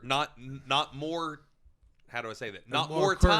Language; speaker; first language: English; native; English